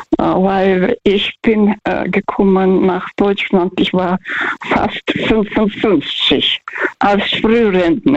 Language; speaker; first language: German; non-native, fluent; Russian